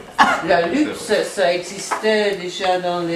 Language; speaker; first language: French; non-native, fluent; Dutch